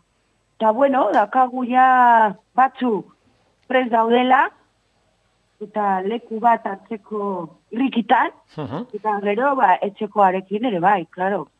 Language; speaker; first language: Basque; non-native, local second language; Spanish